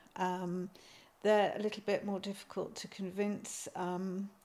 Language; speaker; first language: English; native; English